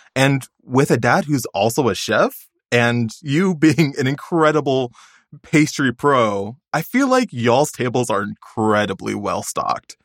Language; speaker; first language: English; native; English